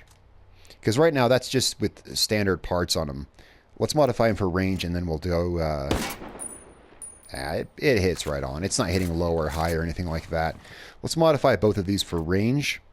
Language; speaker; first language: English; native; English